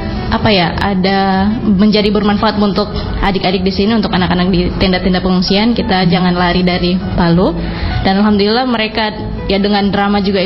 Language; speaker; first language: Indonesian; native; Indonesian